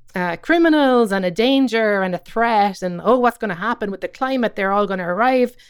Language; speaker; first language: English; native; English